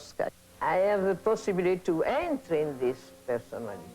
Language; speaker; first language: English; non-native, learner; Italian